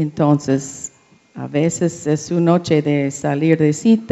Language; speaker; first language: Spanish; non-native, learner; English